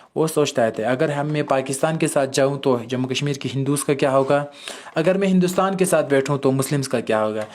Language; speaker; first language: Hindi; non-native, local second language; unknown